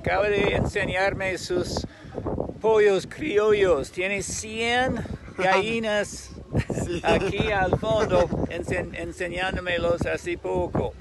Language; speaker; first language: Spanish; non-native, fluent; English